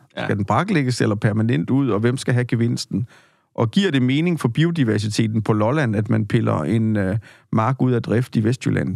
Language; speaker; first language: Danish; native; Danish